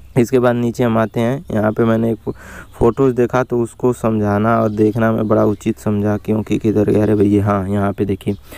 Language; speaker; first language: Hindi; native; Hindi